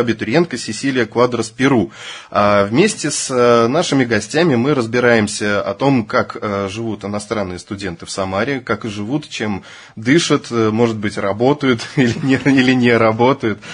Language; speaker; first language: Russian; native; Russian